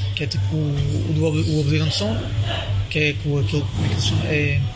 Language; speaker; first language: Portuguese; early bilingual, heritage; French